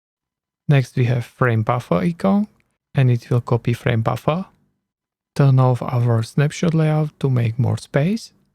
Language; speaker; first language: English; non-native, learner; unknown